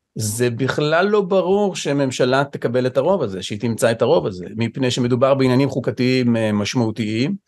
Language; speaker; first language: Hebrew; native; Hebrew